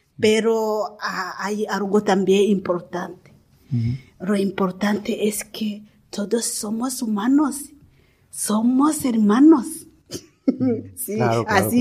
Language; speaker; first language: Spanish; non-native, learner; Kinyarwanda